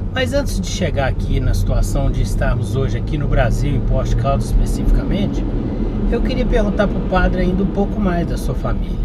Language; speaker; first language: Portuguese; native; Portuguese